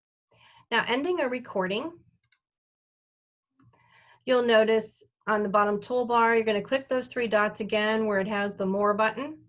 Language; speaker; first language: English; native; English